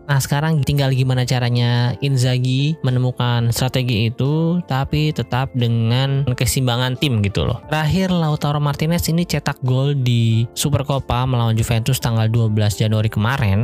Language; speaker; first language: Indonesian; native; Indonesian